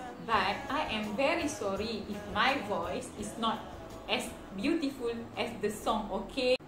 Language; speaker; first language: English; non-native, local second language; Malay